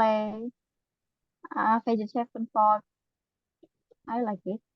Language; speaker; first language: English; non-native, learner; Indonesian